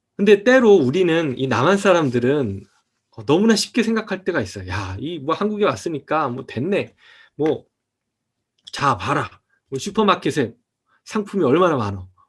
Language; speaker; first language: Korean; native; Korean